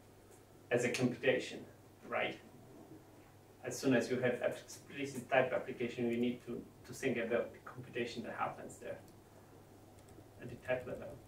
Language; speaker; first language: English; non-native, fluent; Polish